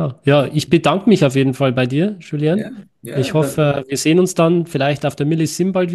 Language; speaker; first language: German; native; German